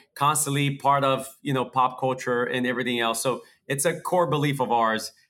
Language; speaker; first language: English; early bilingual, other home language; Portuguese